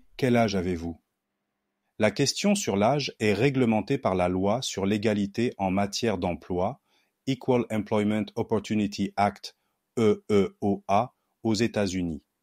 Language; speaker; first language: French; non-native, local second language; Haitian Creole